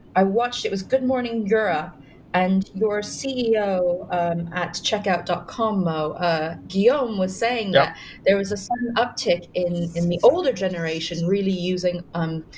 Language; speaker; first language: English; native; English